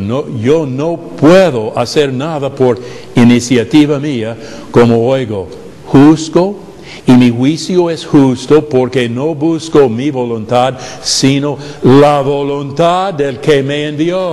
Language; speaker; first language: Spanish; non-native, fluent; English